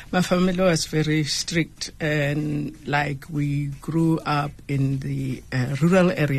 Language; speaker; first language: English; non-native, local second language; Northern Sotho